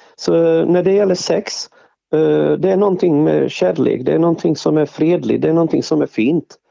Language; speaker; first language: Swedish; non-native, fluent; Bosnian